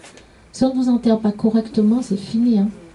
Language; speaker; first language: French; native; French